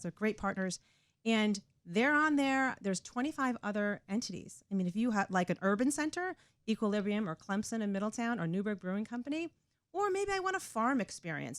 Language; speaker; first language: English; native; English